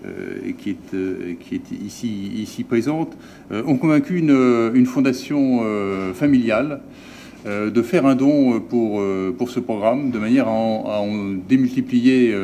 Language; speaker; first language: French; native; French